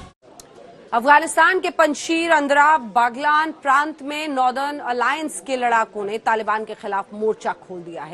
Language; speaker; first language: Hindi; native; Hindi